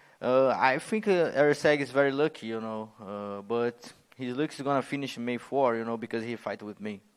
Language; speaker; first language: English; non-native, learner; Portuguese